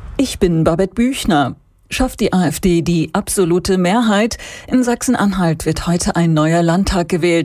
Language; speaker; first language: German; native; German